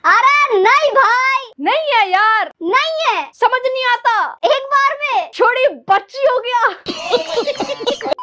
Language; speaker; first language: Hindi; native; Hindi